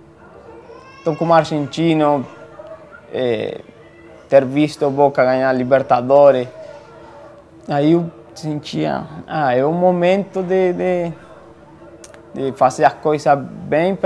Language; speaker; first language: Portuguese; non-native, fluent; Spanish